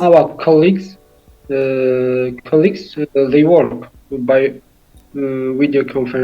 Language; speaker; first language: English; non-native, learner; Tajik